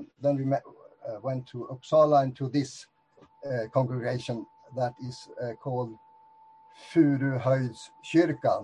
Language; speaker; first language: English; non-native, fluent; Swedish